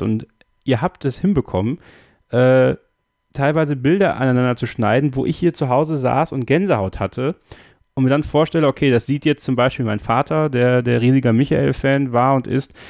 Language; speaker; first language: German; native; German